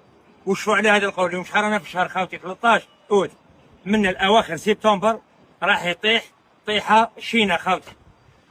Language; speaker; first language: Arabic; native; Arabic